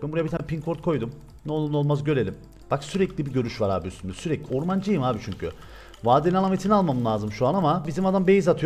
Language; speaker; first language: Turkish; native; Turkish